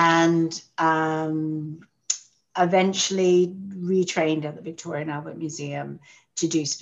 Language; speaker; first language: English; native; English